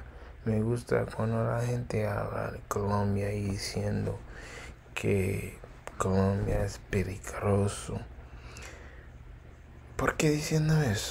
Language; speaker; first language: Spanish; early bilingual, heritage; English